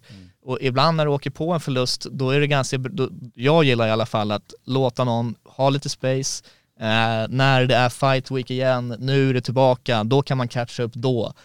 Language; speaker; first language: Swedish; native; Swedish